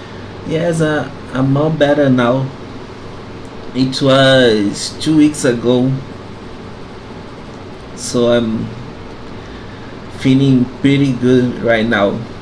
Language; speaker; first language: English; non-native, fluent; Portuguese